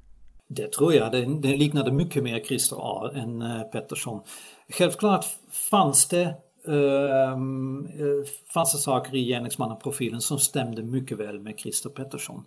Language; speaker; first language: Swedish; non-native, fluent; Dutch